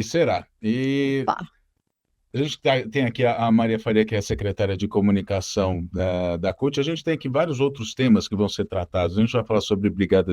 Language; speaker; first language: Portuguese; native; Portuguese